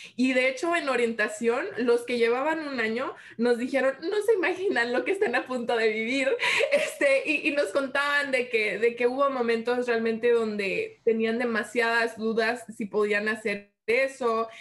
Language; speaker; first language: Spanish; early bilingual, heritage; Spanish